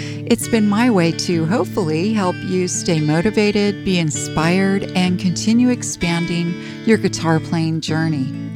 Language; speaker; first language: English; native; English